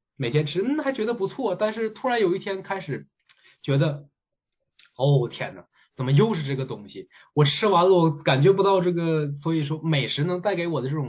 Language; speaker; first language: Chinese; native; Chinese